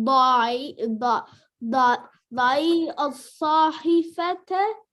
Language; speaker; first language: Arabic; non-native, learner; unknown